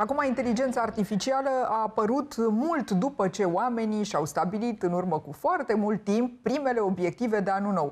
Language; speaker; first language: Romanian; native; Romanian